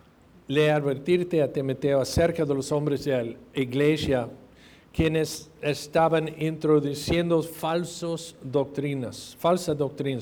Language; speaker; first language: Spanish; non-native, fluent; English